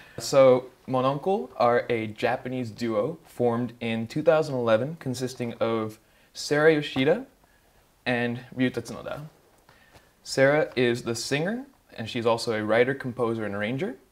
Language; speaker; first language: English; early bilingual, other home language; Japanese